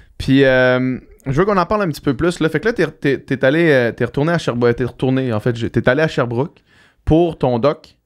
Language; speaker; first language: French; native; French